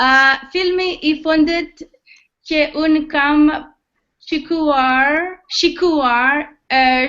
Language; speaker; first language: Albanian; non-native, learner; English